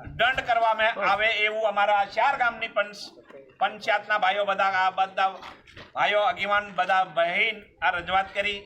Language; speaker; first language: Gujarati; non-native, local second language; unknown